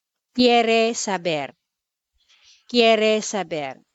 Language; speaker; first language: Spanish; non-native, fluent; Filipino